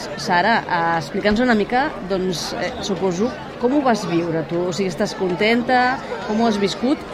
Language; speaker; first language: Catalan; native; Catalan